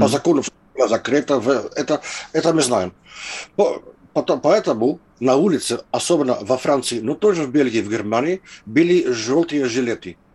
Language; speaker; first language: Russian; non-native, fluent; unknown